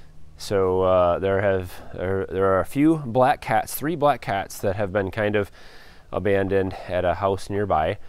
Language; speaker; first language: English; native; English